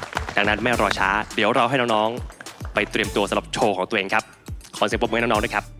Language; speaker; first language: Thai; native; Thai